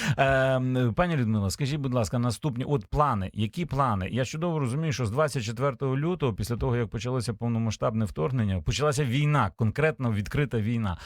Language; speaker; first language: Ukrainian; native; Ukrainian